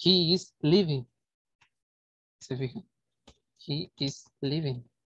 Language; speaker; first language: English; non-native, fluent; Spanish